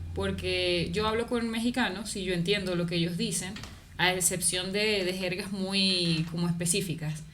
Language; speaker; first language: Spanish; native; Spanish